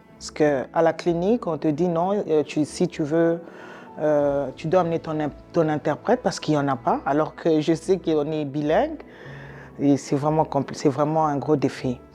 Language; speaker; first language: French; non-native, local second language; Lingala